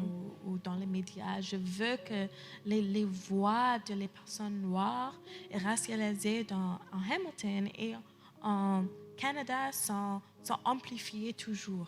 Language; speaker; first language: French; early bilingual, heritage; English